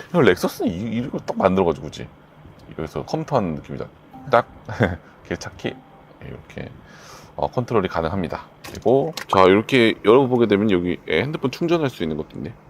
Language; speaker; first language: Korean; native; Korean